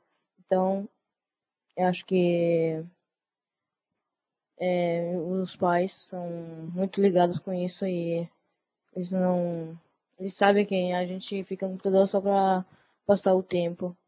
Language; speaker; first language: Portuguese; early bilingual, other home language; Italian